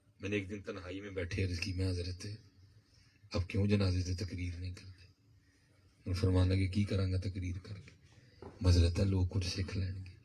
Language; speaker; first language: Urdu; non-native, local second language; Punjabi